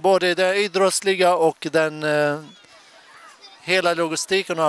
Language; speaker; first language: Swedish; early bilingual, other home language; Turoyo